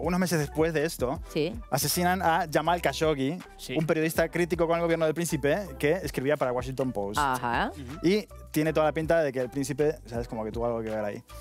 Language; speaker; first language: Spanish; native; Spanish